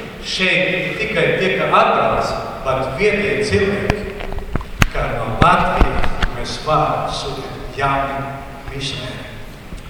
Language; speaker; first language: Latvian; non-native, learner; Portuguese